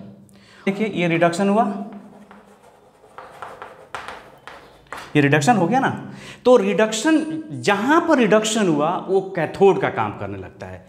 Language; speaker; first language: Hindi; native; Hindi